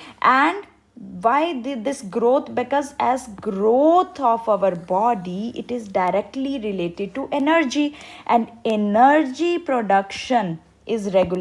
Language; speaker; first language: English; non-native, local second language; Hindi